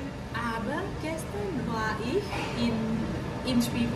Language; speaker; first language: German; non-native, learner; Thai